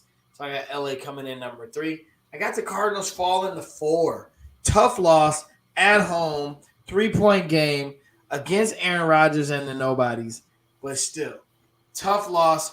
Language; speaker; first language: English; native; English